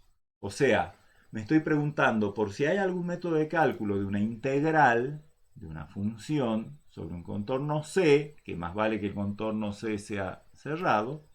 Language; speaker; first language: Spanish; native; Spanish